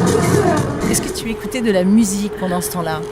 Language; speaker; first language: French; native; French